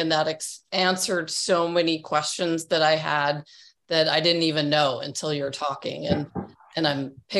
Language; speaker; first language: English; native; English